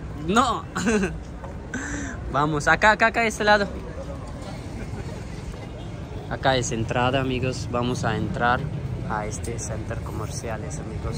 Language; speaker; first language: Spanish; non-native, learner; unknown